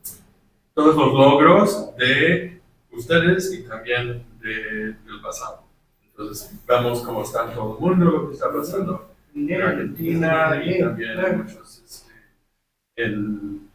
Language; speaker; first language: Spanish; non-native, fluent; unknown